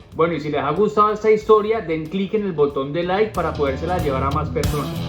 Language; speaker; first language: Spanish; native; Spanish